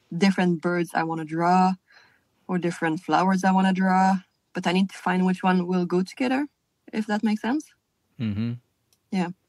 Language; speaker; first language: English; non-native, fluent; French